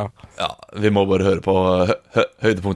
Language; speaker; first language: Norwegian; native; Norwegian